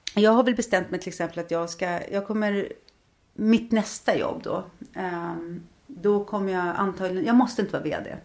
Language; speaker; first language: Swedish; native; Swedish